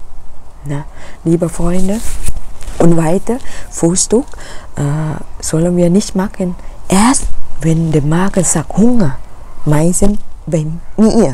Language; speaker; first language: German; non-native, learner; Thai